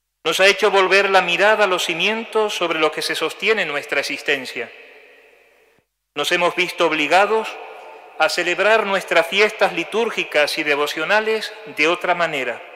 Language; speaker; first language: Spanish; native; Spanish